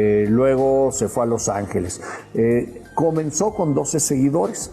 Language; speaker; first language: Spanish; native; Spanish